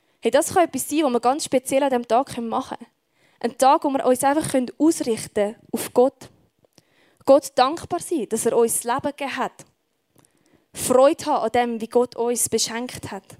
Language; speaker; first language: German; native; German